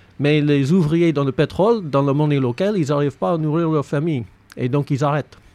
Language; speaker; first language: French; non-native, fluent; English